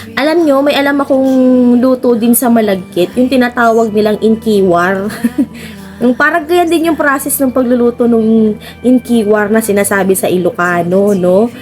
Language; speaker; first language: Filipino; non-native, local second language; Iloko